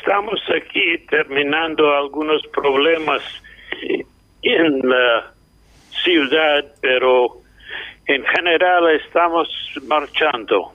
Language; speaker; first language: Spanish; non-native, fluent; English